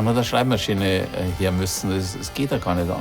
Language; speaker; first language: German; native; German